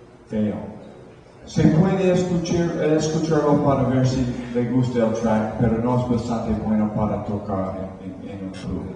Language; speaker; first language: Spanish; non-native, fluent; English